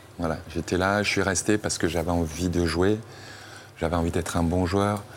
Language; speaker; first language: French; native; French